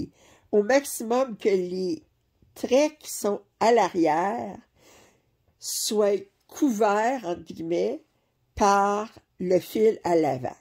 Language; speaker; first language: French; native; French